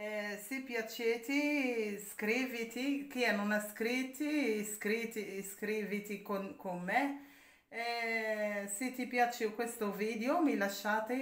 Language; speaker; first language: Italian; non-native, learner; Arabic